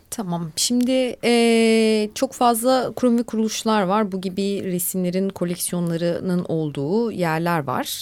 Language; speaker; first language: Turkish; native; Turkish